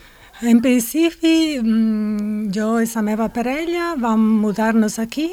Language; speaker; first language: Catalan; non-native, fluent; Italian